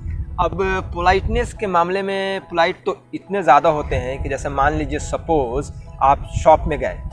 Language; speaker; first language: Hindi; native; Hindi